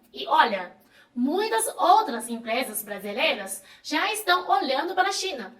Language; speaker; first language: Portuguese; non-native, fluent; Chinese